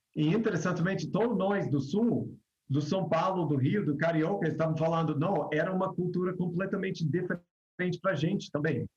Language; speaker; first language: Portuguese; non-native, fluent; English